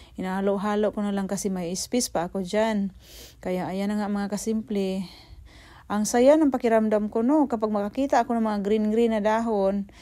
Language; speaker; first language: Filipino; non-native, local second language; Cebuano